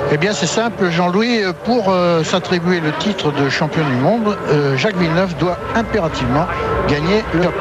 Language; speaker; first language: French; native; French